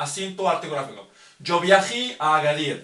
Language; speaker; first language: Spanish; non-native, fluent; Arabic